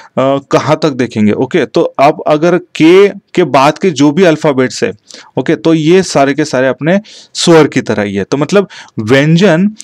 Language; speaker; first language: Hindi; non-native, local second language; Marathi